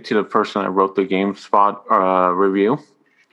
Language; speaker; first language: English; non-native, fluent; French